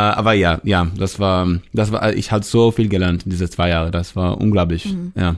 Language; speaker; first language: German; non-native, learner; Hebrew